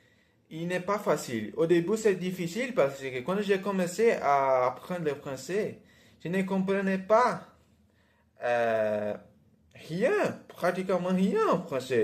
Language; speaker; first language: French; non-native, learner; Portuguese